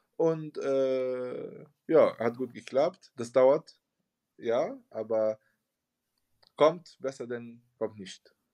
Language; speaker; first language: German; non-native, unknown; Arabic